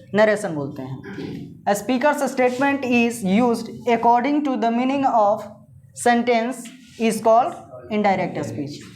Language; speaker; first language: Hindi; native; Hindi